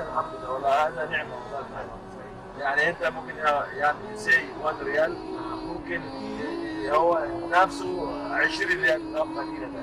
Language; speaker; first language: Arabic; non-native, learner; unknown